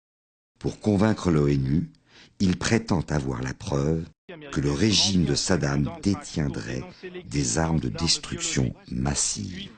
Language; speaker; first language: French; native; French